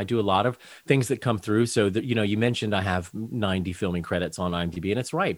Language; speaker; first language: English; native; English